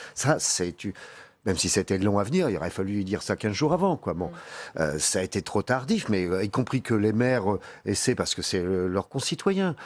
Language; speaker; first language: French; native; French